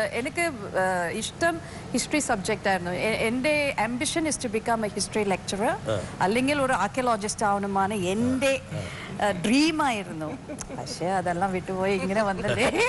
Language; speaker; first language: Malayalam; non-native, fluent; Tamil